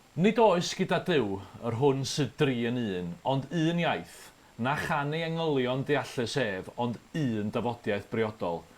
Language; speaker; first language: Welsh; native; Welsh